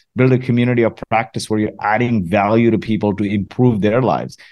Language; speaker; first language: English; early bilingual, other home language; Arabic